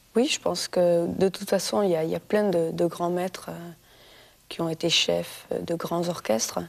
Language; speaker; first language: French; native; French